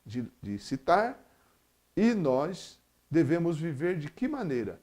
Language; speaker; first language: Portuguese; native; Portuguese